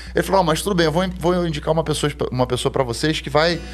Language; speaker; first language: Portuguese; native; Portuguese